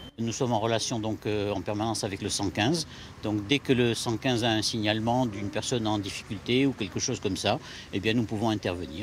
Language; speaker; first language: French; native; French